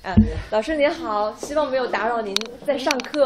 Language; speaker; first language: Chinese; native; Chinese